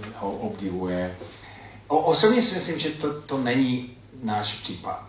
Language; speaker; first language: Czech; non-native, fluent; English